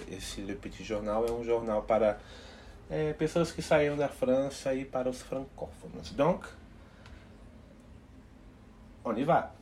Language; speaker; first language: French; non-native, learner; Portuguese